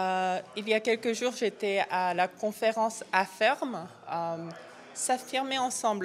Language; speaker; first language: French; non-native, fluent; Korean